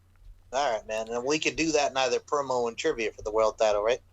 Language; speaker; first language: English; native; English